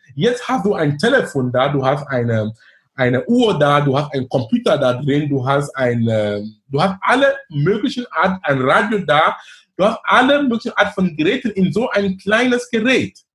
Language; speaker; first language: German; non-native, fluent; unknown